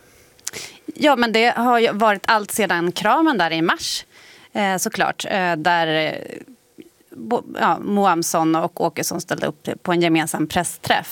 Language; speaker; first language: Swedish; native; Swedish